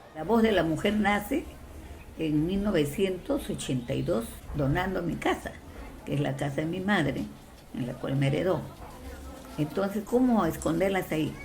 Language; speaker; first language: Spanish; non-native, local second language; Quechua